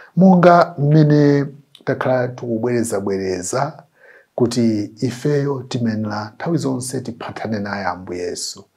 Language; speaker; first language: Nyanja; native; Nyanja